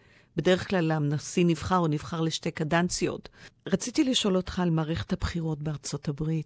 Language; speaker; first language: Hebrew; native; Hebrew